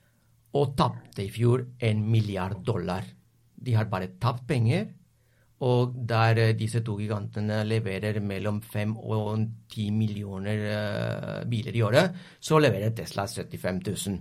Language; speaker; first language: Norwegian; non-native, fluent; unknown